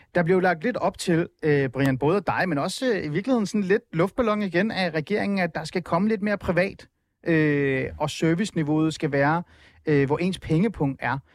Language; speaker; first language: Danish; native; Danish